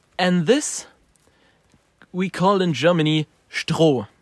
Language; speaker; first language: English; non-native, learner; German